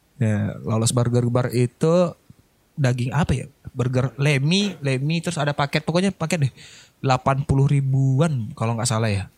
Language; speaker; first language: Indonesian; non-native, local second language; Minangkabau